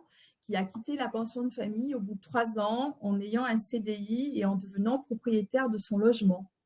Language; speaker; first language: French; native; French